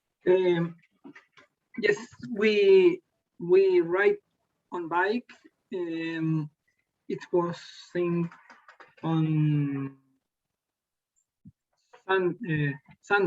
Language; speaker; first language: English; non-native, learner; Spanish